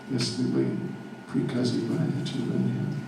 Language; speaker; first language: Russian; non-native, learner; English